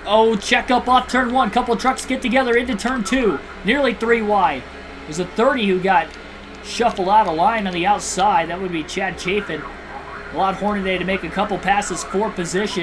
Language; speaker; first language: English; native; English